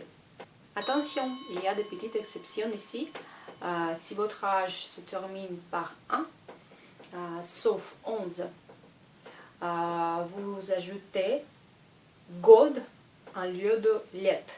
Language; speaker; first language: French; non-native, fluent; Russian